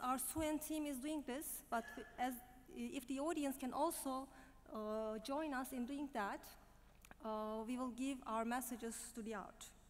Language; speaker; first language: English; non-native, fluent; Turkish